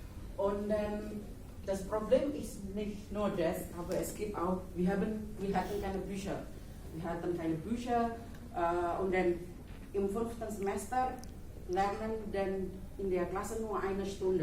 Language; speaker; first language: German; non-native, fluent; Indonesian